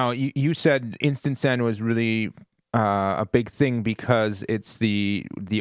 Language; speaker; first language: English; native; English